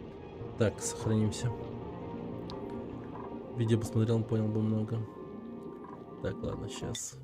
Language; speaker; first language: Russian; native; Russian